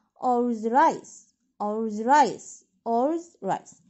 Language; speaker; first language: English; non-native, fluent; Arabic